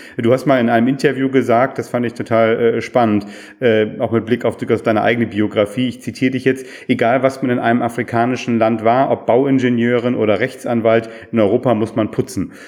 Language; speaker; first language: German; native; German